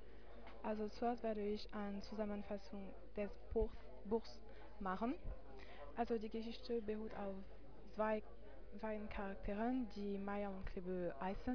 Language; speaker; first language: German; non-native, learner; French